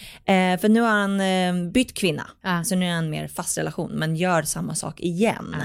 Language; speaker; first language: Swedish; native; Swedish